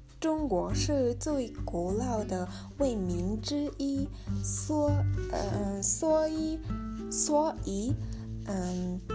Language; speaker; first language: Chinese; non-native, learner; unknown